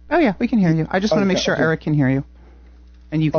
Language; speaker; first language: English; native; English